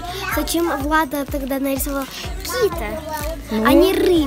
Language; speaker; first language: Russian; early bilingual, heritage; Russian